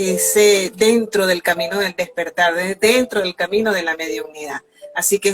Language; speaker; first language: Spanish; native; Spanish